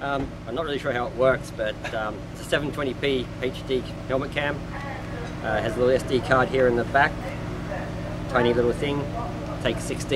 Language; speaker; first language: English; native; English